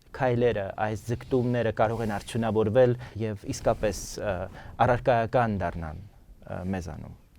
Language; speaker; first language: Armenian; native; Armenian